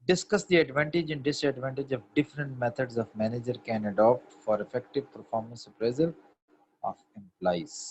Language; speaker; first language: English; non-native, local second language; Urdu